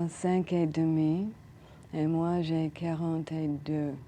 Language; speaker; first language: French; non-native, learner; English